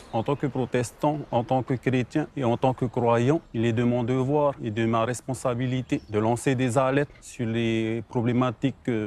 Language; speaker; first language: French; non-native, local second language; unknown